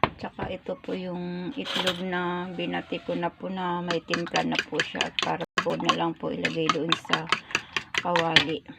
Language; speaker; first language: Filipino; non-native, local second language; Cebuano